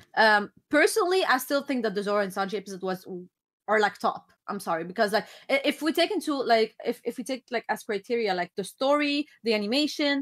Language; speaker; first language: English; non-native, fluent; Arabic